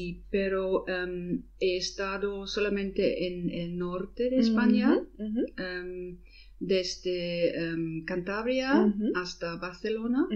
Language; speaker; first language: Spanish; non-native, learner; German